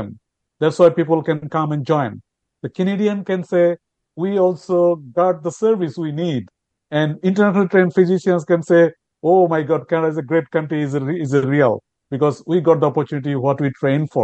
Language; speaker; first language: English; non-native, local second language; Bangla